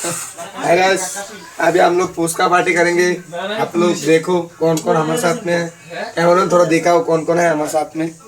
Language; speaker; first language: Hindi; non-native, local second language; Bangla